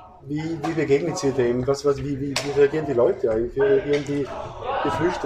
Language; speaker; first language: German; native; German